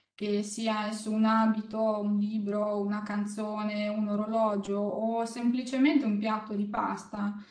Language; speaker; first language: Italian; non-native, fluent; Ukrainian